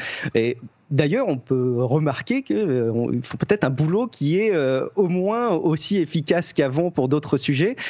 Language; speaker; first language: French; native; French